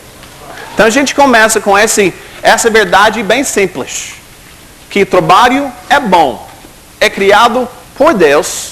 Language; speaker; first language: Portuguese; non-native, fluent; English